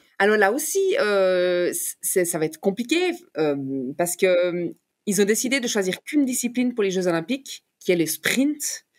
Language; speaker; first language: French; native; French